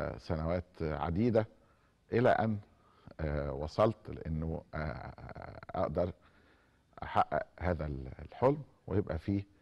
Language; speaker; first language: Arabic; native; Arabic